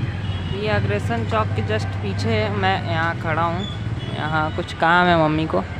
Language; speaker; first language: Hindi; native; Hindi